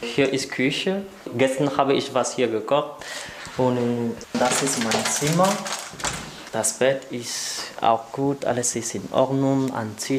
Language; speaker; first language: German; non-native, learner; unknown